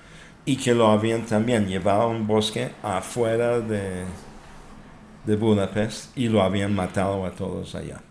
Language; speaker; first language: Spanish; non-native, fluent; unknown